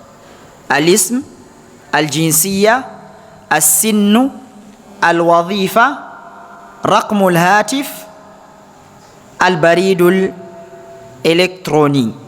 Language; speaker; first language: Arabic; non-native, fluent; Fula